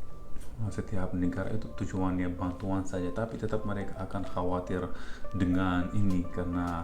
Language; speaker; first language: Indonesian; non-native, fluent; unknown